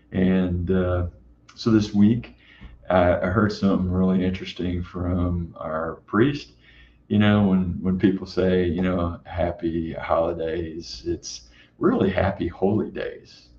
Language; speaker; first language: English; native; English